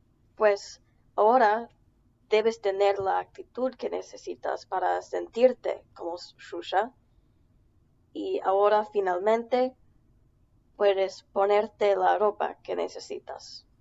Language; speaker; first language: Spanish; non-native, learner; English